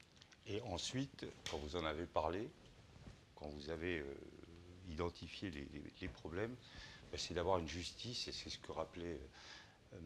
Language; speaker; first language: French; native; French